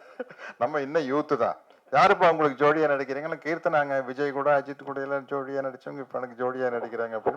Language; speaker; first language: Tamil; native; Tamil